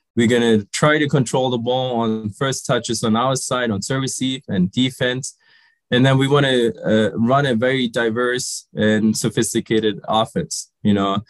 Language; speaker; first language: English; early bilingual, other home language; Sinhala